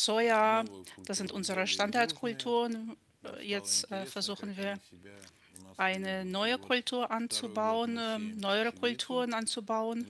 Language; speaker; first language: German; non-native, fluent; Russian